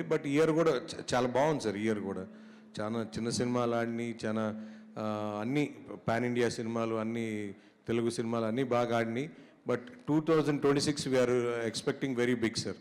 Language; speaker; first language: Telugu; native; Telugu